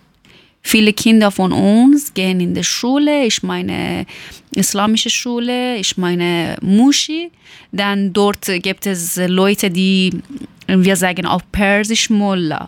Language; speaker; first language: German; non-native, learner; Persian